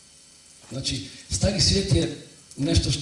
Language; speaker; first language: Croatian; native; Croatian